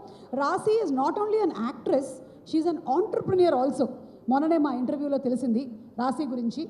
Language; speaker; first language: Telugu; native; Telugu